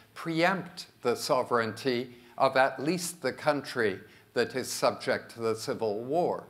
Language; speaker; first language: English; early bilingual, other home language; French